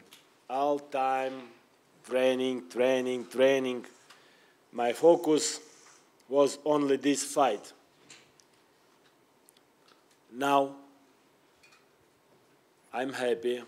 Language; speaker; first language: English; non-native, learner; Russian